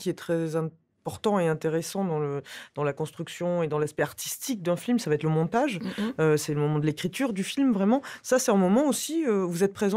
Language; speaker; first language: French; native; French